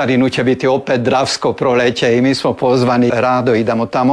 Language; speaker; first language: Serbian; early bilingual, heritage; Serbian